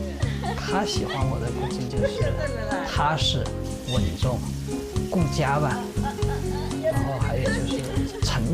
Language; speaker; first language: Chinese; native; Chinese